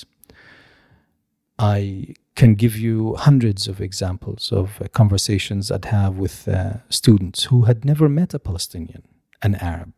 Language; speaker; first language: English; non-native, fluent; Hebrew